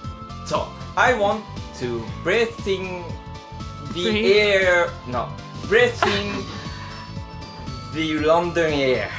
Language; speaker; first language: English; non-native, learner; Japanese